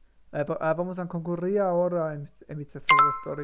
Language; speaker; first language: Portuguese; non-native, learner; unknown